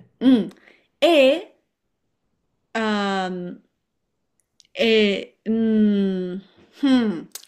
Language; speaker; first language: French; non-native, learner; Chinese